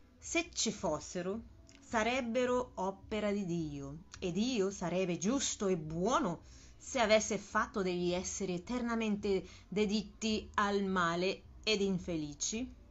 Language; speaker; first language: Italian; non-native, learner; Portuguese